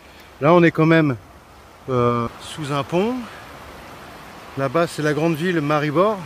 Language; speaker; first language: French; native; French